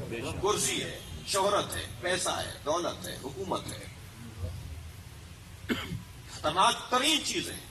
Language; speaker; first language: Urdu; native; Urdu